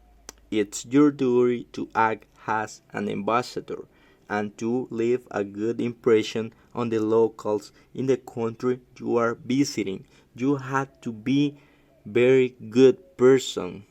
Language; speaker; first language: English; non-native, learner; Spanish